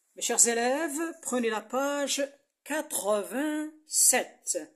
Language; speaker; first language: French; non-native, local second language; Arabic